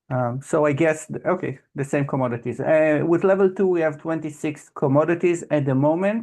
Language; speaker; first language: English; non-native, fluent; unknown